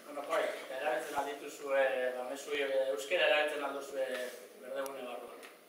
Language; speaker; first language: Basque; native; Basque